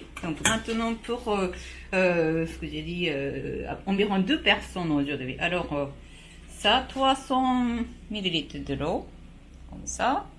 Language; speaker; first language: French; non-native, learner; Japanese